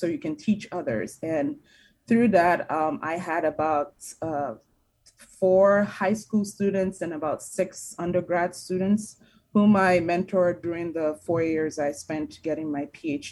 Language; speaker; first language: English; non-native, local second language; Igbo